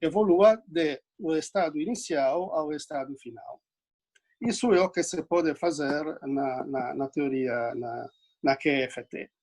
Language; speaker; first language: Portuguese; non-native, fluent; Italian